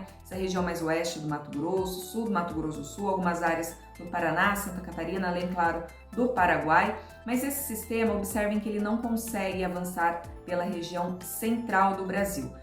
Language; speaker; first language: Portuguese; native; Portuguese